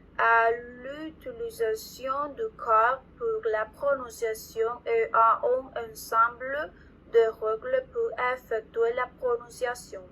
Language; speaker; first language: French; non-native, learner; Spanish